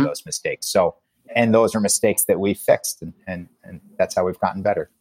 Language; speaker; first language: English; native; English